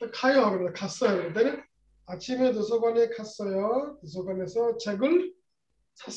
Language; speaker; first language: Korean; non-native, fluent; Bangla